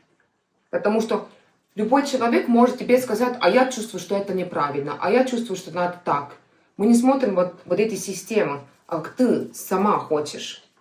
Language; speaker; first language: Russian; non-native, fluent; Estonian